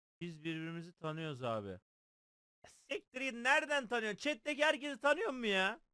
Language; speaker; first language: Turkish; native; Turkish